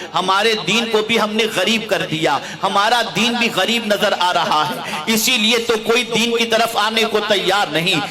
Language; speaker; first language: Urdu; native; Urdu